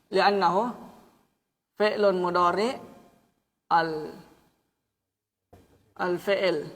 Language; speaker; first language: Arabic; non-native, fluent; Indonesian